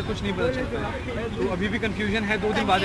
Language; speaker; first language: Hindi; native; Hindi